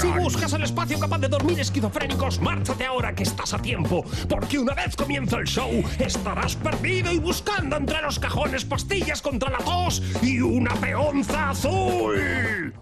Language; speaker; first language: Spanish; native; Spanish